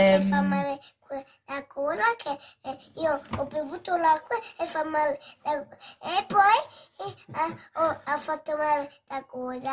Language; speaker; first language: Italian; early bilingual, other home language; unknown